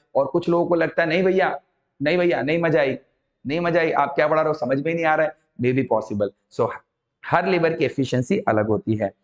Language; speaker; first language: Hindi; native; Hindi